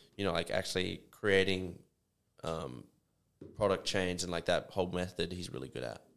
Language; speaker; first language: English; native; English